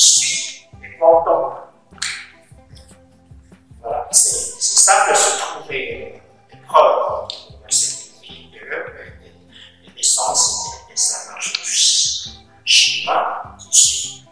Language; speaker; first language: French; non-native, learner; Chinese